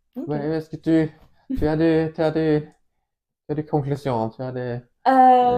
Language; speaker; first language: French; non-native, learner; Swedish